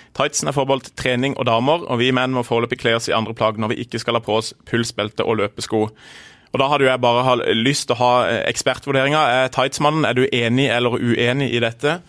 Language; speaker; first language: Norwegian; native; Norwegian